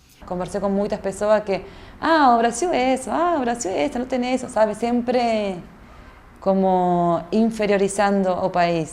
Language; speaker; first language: Portuguese; non-native, fluent; Spanish